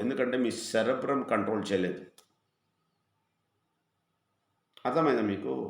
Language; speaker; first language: Telugu; non-native, fluent; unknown